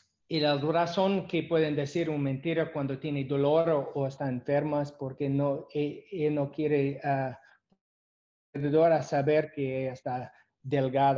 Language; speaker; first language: Spanish; non-native, learner; English